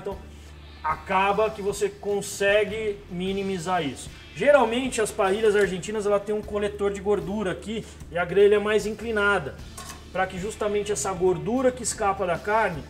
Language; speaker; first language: Portuguese; native; Portuguese